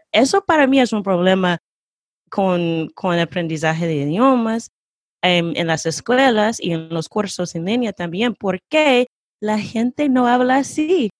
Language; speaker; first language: Spanish; non-native, fluent; English